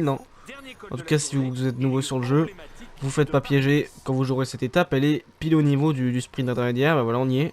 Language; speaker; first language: French; native; French